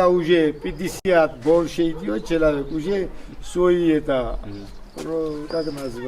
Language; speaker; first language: Russian; non-native, local second language; Svan